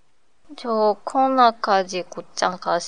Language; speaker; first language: Korean; non-native, learner; Japanese